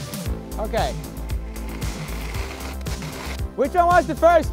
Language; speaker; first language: English; non-native, fluent; German